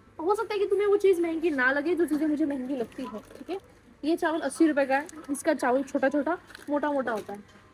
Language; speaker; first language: Hindi; non-native, local second language; Marathi